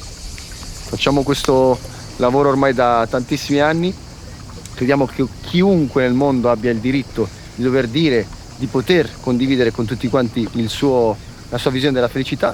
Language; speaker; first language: Italian; native; Italian